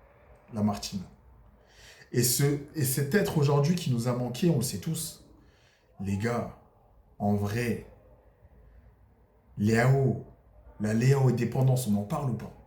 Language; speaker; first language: French; native; French